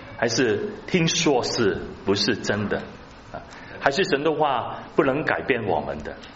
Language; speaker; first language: Chinese; non-native, local second language; Cantonese